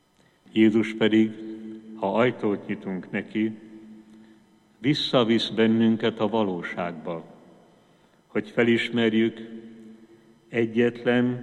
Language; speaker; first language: Hungarian; native; Hungarian